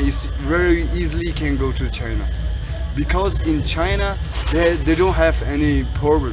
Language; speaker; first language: English; non-native, learner; Tibetan